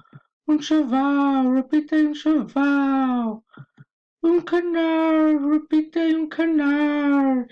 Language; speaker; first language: French; non-native, learner; English